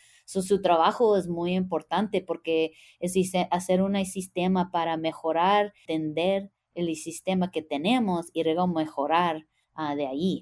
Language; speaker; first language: Spanish; early bilingual, heritage; English